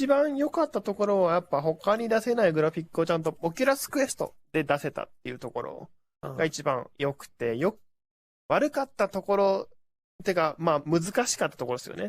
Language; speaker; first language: Japanese; native; Japanese